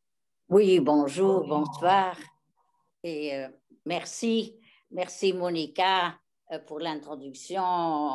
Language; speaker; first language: French; non-native, local second language; Luxembourgish